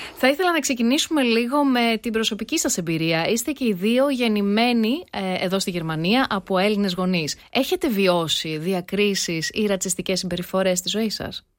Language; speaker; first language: Greek; early bilingual, heritage; Greek